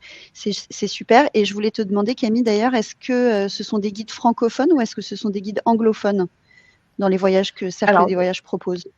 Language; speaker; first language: French; native; French